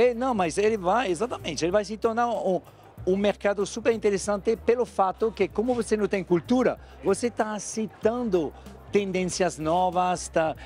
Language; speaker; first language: Portuguese; non-native, fluent; French